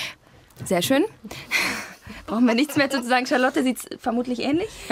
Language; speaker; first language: German; native; German